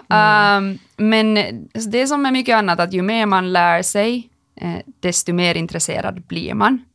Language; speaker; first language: Swedish; native; Swedish